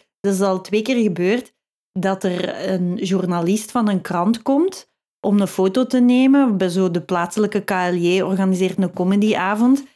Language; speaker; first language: Dutch; native; Dutch